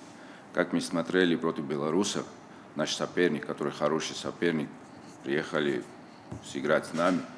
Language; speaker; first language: Russian; non-native, local second language; Tajik